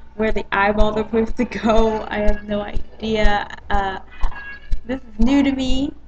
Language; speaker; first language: English; native; English